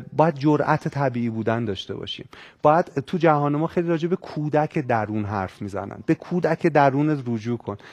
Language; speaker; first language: Persian; native; Persian